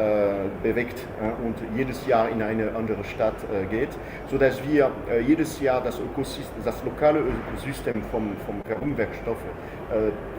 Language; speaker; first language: German; non-native, fluent; French